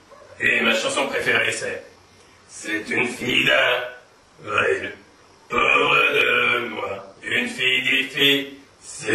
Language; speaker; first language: French; native; French